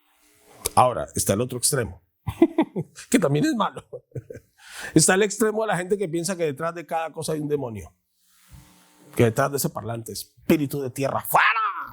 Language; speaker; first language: Spanish; native; Spanish